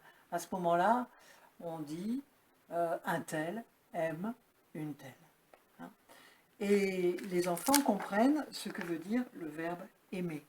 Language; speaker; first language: French; native; French